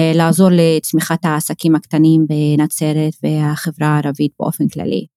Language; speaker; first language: Hebrew; non-native, local second language; Arabic